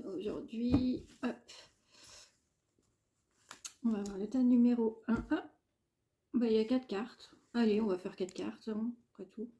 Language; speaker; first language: French; native; French